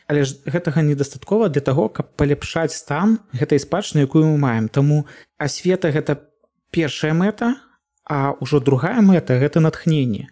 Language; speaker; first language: Belarusian; native; Belarusian